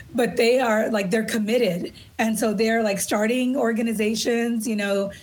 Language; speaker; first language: English; native; English